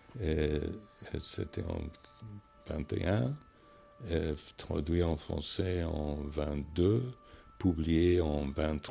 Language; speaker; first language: French; non-native, fluent; English